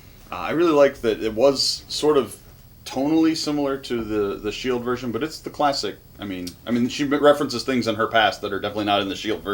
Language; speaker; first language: English; native; English